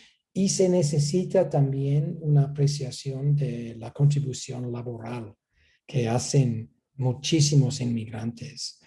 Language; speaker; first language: Spanish; non-native, fluent; English